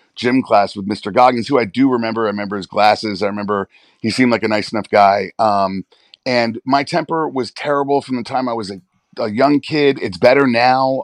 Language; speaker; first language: English; native; English